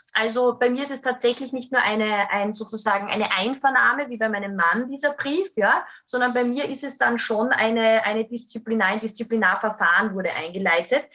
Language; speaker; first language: German; native; German